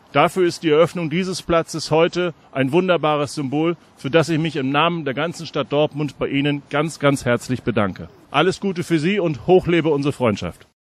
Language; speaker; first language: German; native; German